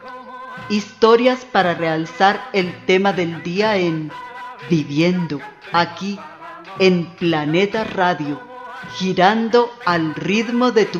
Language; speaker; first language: Spanish; native; Spanish